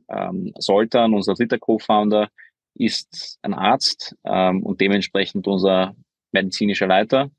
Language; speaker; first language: German; early bilingual, other home language; Hungarian